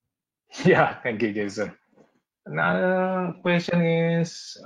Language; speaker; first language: English; non-native, learner; Indonesian